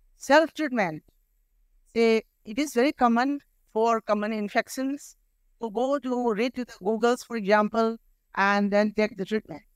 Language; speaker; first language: English; non-native, local second language; Manipuri